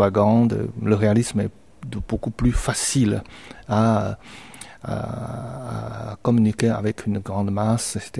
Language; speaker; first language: French; non-native, fluent; Chinese